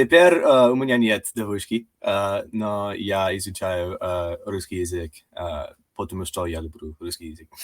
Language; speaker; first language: Russian; non-native, learner; English